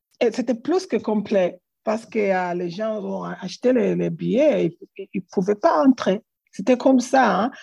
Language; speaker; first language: French; non-native, learner; English